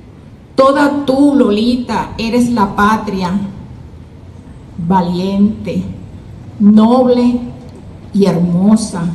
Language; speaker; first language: Spanish; native; Spanish